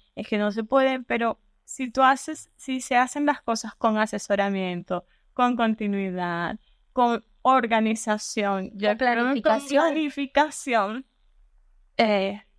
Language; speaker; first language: Spanish; native; Spanish